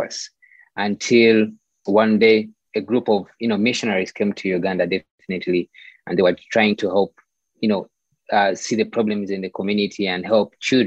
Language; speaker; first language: English; non-native, local second language; Ganda